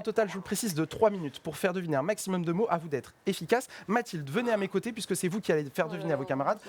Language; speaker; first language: French; native; French